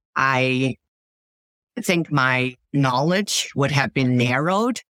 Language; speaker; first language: English; early bilingual, other home language; Cantonese